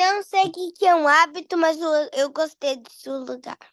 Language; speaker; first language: Portuguese; early bilingual, heritage; Portuguese